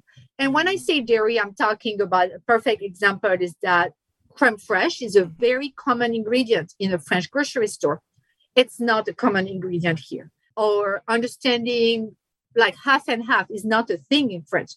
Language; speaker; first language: English; non-native, fluent; French